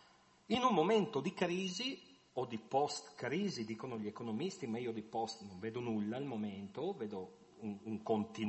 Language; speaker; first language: Italian; native; Italian